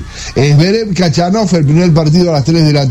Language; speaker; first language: Spanish; native; Spanish